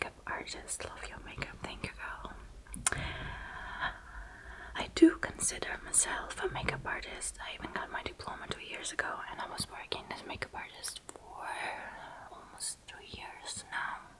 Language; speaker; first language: English; non-native, fluent; Russian